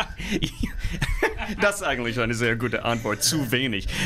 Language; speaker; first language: German; non-native, fluent; English